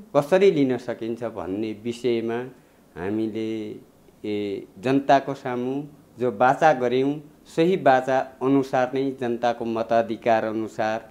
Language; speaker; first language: Nepali; native; Nepali